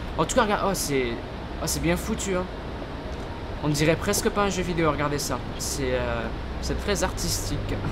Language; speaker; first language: French; native; French